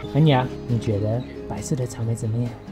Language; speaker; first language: Chinese; non-native, fluent; English